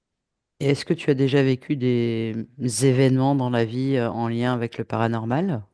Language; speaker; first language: French; native; French